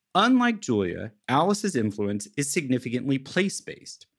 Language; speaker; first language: English; native; English